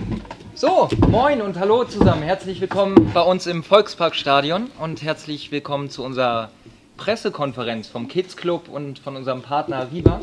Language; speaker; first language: German; native; German